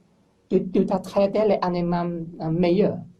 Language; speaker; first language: French; non-native, learner; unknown